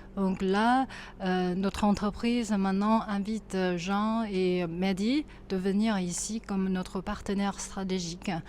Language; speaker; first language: French; non-native, fluent; Chinese